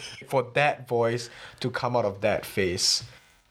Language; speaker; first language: English; early bilingual, other home language; Chinese